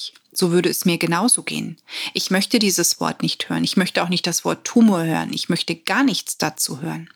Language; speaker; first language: German; native; German